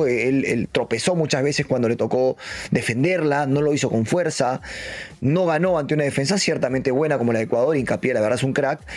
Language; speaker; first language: Spanish; native; Spanish